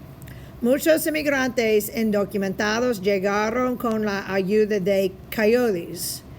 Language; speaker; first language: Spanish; non-native, fluent; English